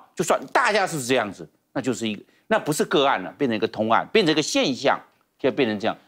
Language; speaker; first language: Chinese; native; Chinese